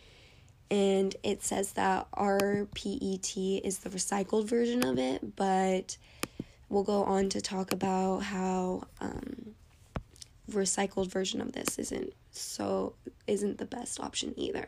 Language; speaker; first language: English; native; English